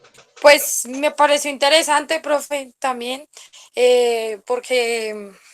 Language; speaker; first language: Spanish; native; Spanish